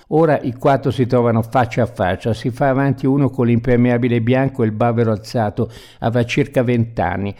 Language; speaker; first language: Italian; native; Italian